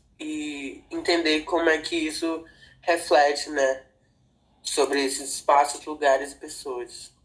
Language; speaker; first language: Portuguese; non-native, local second language; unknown